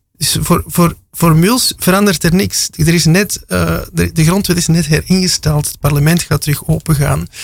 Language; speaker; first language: Dutch; native; Dutch